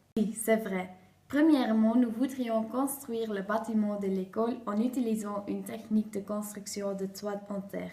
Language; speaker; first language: French; non-native, learner; Dutch